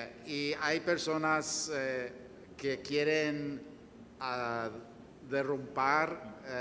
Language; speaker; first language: Spanish; non-native, fluent; English